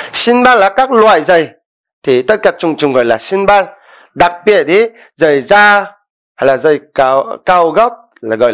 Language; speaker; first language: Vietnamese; non-native, fluent; Korean